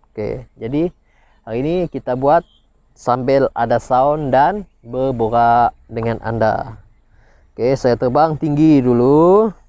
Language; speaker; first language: Malay; non-native, local second language; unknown